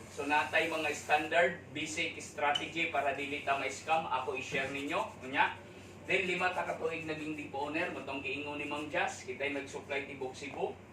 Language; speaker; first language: Cebuano; non-native, local second language; Waray